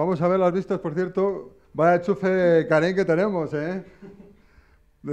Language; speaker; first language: Spanish; native; Spanish